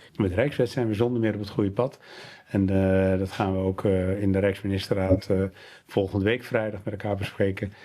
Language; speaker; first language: Dutch; native; Dutch